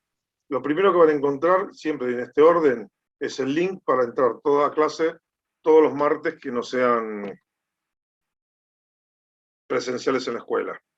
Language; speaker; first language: Spanish; native; Spanish